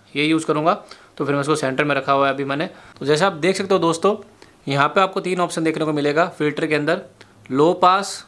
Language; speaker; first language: Hindi; native; Hindi